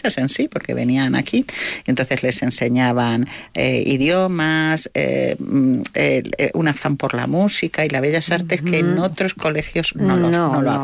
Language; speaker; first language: Spanish; native; Spanish